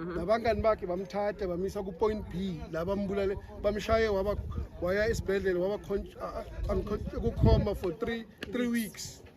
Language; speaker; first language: Zulu; native; Zulu